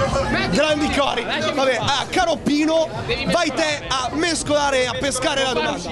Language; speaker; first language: Italian; native; Italian